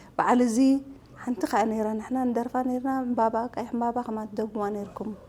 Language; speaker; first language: Tigrinya; non-native, local second language; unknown